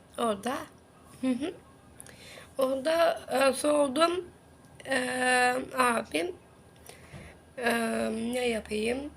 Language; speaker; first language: Turkish; non-native, learner; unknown